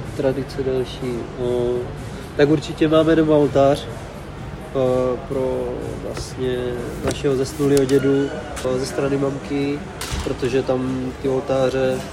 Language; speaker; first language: Czech; early bilingual, other home language; Vietnamese